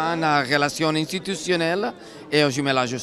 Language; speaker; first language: French; non-native, learner; Catalan